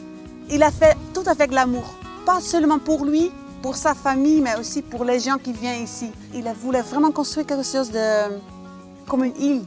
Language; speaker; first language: French; non-native, fluent; Dutch